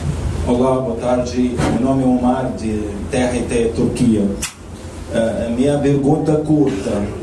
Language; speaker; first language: Portuguese; non-native, learner; Turkish